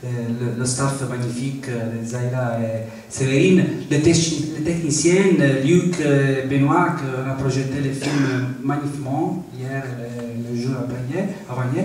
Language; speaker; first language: French; non-native, fluent; Italian